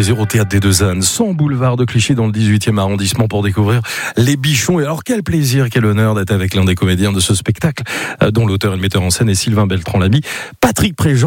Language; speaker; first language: French; native; French